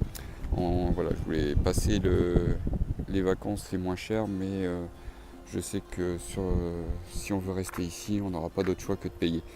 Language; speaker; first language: French; native; French